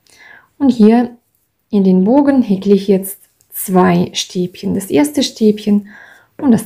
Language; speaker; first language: German; non-native, fluent; Russian